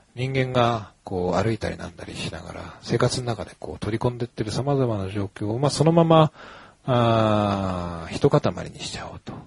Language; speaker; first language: Japanese; native; Japanese